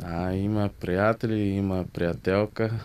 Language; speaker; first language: Bulgarian; non-native, learner; Portuguese